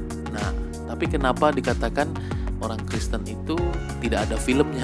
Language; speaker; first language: Indonesian; native; Indonesian